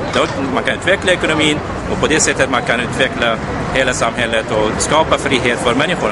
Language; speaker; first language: Swedish; non-native, fluent; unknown